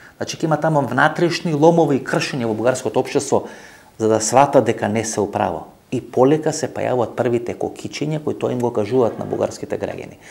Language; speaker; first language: Macedonian; native; Macedonian